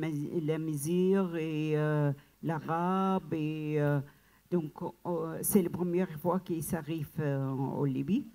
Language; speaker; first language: French; non-native, learner; Arabic